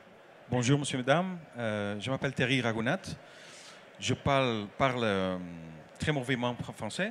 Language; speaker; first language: French; non-native, learner; Dutch